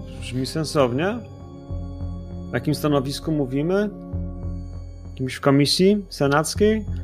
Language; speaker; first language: Polish; native; Polish